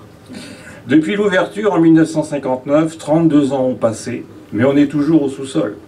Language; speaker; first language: French; native; French